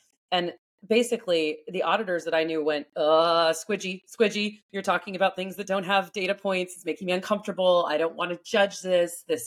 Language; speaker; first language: English; native; English